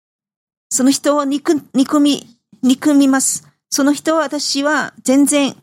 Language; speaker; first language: Japanese; non-native, fluent; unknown